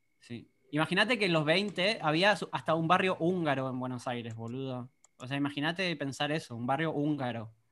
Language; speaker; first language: Spanish; native; Spanish